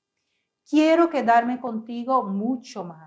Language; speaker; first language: Spanish; non-native, fluent; Portuguese